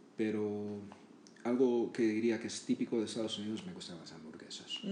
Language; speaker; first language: Spanish; native; Spanish